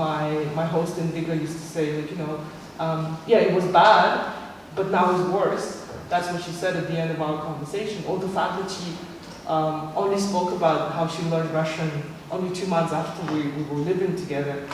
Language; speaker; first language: English; non-native, fluent; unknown